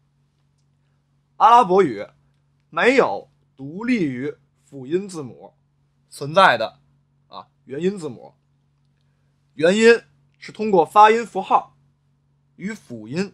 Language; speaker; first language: Chinese; native; Chinese